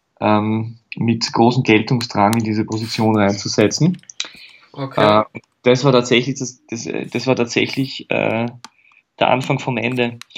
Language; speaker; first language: German; native; German